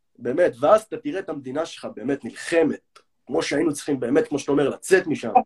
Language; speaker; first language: Hebrew; native; Hebrew